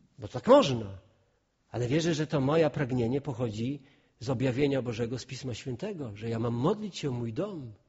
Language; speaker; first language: Polish; non-native, local second language; Kashubian